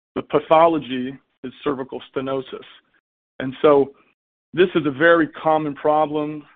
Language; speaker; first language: English; native; English